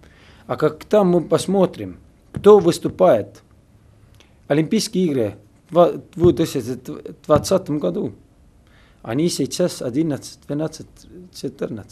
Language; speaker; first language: Russian; non-native, learner; Estonian